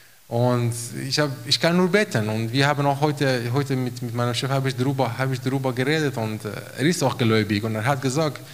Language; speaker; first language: German; non-native, fluent; Romanian